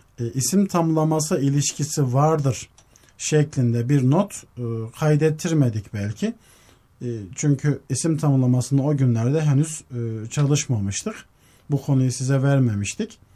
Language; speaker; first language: Turkish; native; Turkish